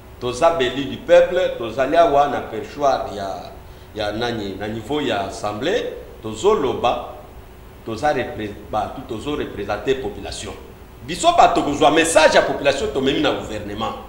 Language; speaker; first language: Lingala; non-native, local second language; Kituba (Democratic Republic of Congo)